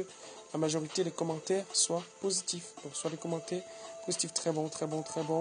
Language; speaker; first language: French; native; French